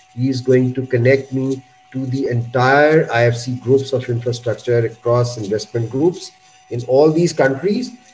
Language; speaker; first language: English; non-native, local second language; Urdu